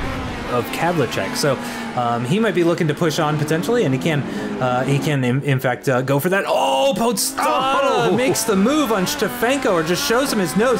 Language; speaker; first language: English; native; English